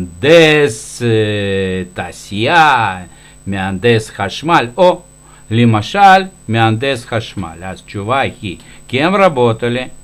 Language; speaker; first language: Hebrew; non-native, fluent; Russian